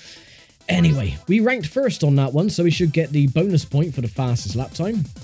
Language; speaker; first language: English; native; English